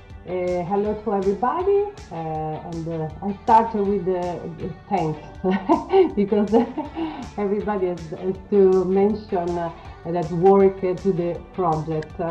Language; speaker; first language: English; non-native, learner; Italian